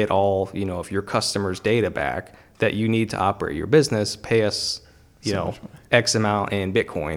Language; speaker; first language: English; native; English